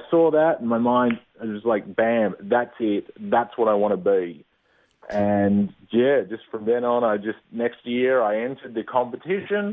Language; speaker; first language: English; native; English